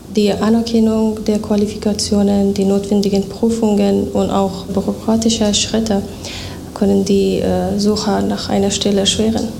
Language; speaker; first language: German; non-native, fluent; Persian